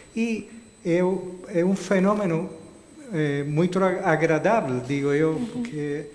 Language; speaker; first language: Portuguese; non-native, learner; Spanish